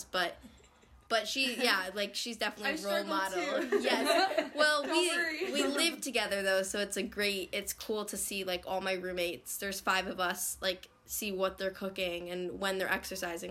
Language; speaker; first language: English; native; English